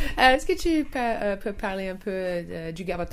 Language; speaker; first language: French; non-native, local second language; English